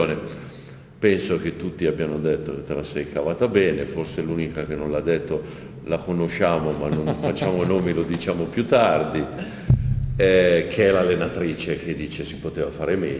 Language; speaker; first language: Italian; native; Italian